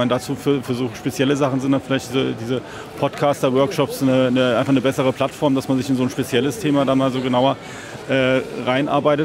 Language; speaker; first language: German; native; German